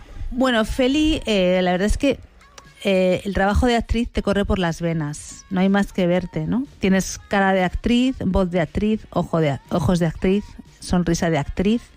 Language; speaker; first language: Spanish; native; Spanish